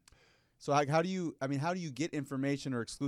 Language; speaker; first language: English; native; English